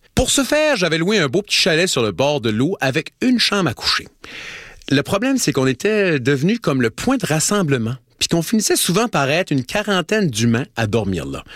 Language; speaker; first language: French; native; French